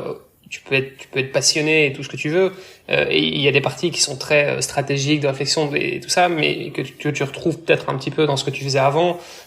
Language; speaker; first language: French; native; French